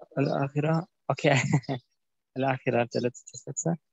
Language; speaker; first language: Arabic; non-native, learner; German